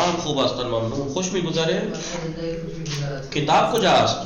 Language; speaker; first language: Persian; non-native, fluent; Urdu